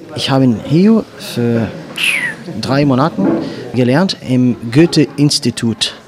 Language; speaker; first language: German; non-native, learner; Portuguese